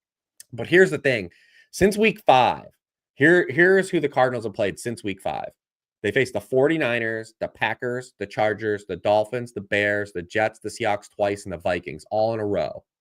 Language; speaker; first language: English; native; English